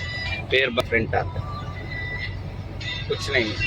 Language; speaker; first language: Hindi; non-native, local second language; Telugu